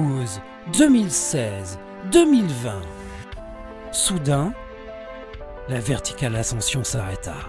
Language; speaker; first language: French; native; French